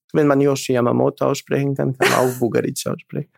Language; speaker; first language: German; non-native, fluent; Serbian